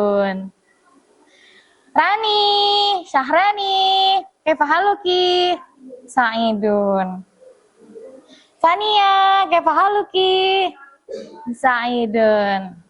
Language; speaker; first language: Arabic; non-native, learner; Indonesian